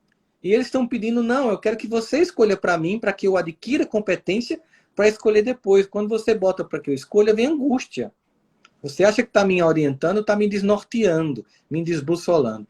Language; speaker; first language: Portuguese; native; Portuguese